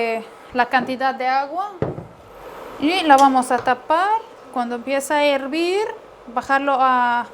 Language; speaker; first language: Spanish; non-native, fluent; Arabic